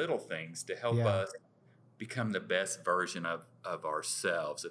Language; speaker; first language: English; native; English